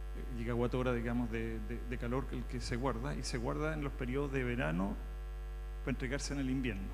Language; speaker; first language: Spanish; native; Spanish